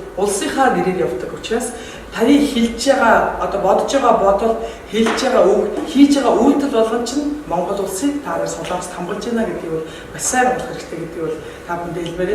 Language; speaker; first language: Mongolian; native; Mongolian